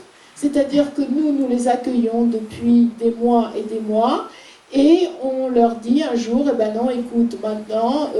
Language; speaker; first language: French; native; French